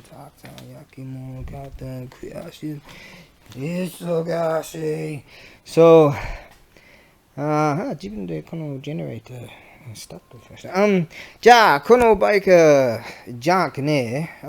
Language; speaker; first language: Japanese; non-native, learner; English